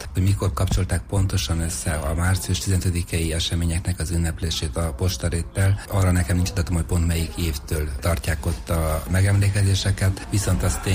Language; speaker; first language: Hungarian; native; Hungarian